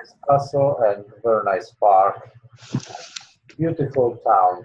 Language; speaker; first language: English; non-native, learner; Polish